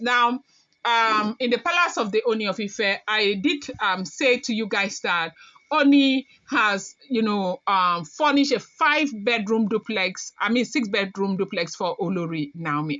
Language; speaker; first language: English; non-native, local second language; Yoruba